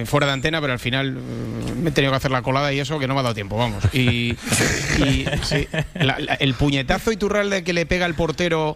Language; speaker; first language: Spanish; native; Spanish